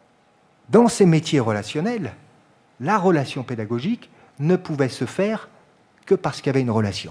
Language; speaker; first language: French; native; French